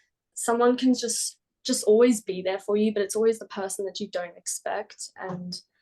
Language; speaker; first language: English; native; English